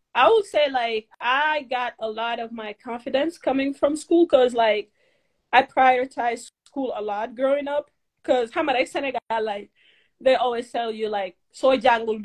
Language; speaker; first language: English; non-native, fluent; Wolof